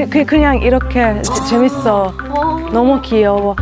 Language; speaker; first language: Korean; non-native, fluent; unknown